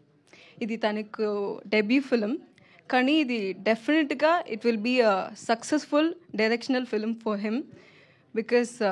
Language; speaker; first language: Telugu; non-native, learner; Tamil